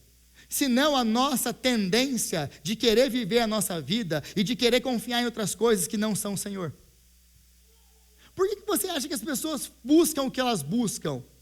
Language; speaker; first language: Portuguese; native; Portuguese